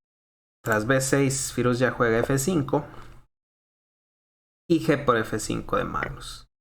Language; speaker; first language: Spanish; native; Spanish